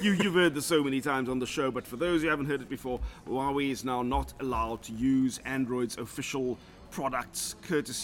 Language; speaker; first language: English; native; English